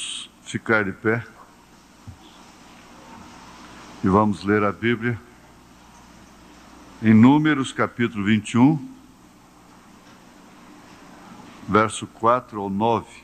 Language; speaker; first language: Portuguese; native; Portuguese